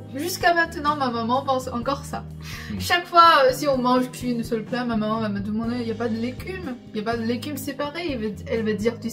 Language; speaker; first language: French; non-native, fluent; Chinese